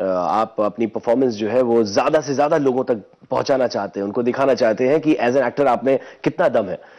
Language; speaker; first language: Hindi; native; Hindi